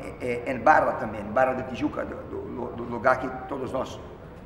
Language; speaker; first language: Spanish; non-native, fluent; Portuguese